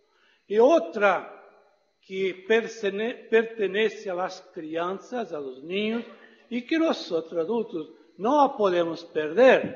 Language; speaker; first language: Portuguese; non-native, fluent; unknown